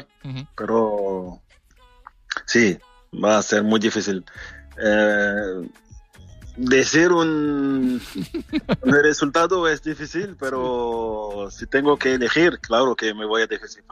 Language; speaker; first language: Spanish; non-native, fluent; French